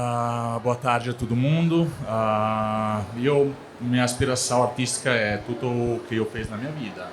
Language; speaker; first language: Portuguese; non-native, learner; Italian